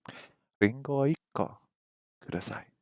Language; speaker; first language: Japanese; non-native, learner; English